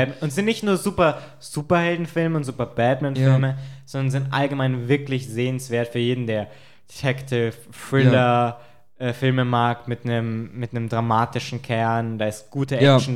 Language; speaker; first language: German; native; German